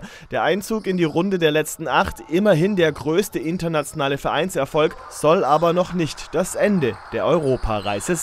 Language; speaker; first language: German; native; German